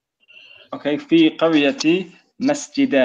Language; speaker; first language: Arabic; non-native, fluent; English